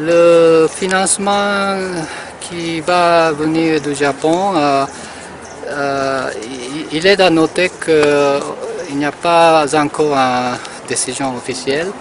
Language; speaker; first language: French; non-native, fluent; Japanese